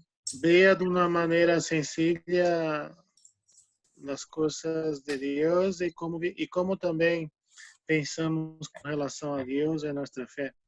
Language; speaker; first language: Spanish; non-native, fluent; Portuguese